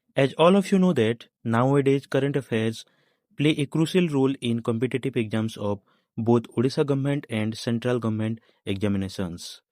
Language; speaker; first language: English; non-native, local second language; Odia